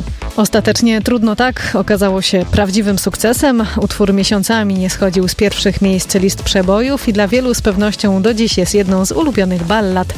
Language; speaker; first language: Polish; native; Polish